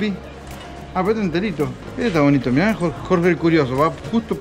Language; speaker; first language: Spanish; native; Spanish